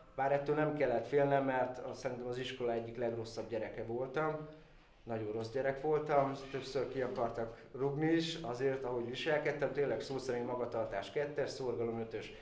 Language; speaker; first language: Hungarian; native; Hungarian